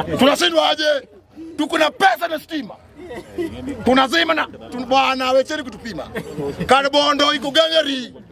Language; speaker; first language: Swahili; non-native, local second language; Luo (Kenya and Tanzania)